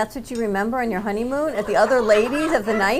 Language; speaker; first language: English; native; English